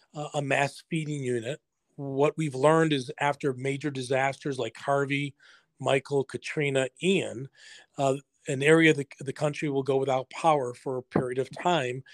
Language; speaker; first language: English; native; English